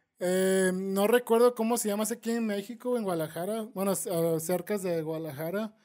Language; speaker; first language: Spanish; native; Spanish